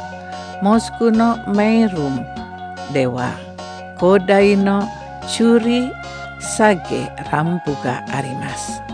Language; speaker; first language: Japanese; non-native, fluent; Indonesian